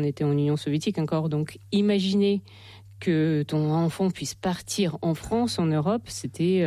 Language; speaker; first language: French; non-native, fluent; Russian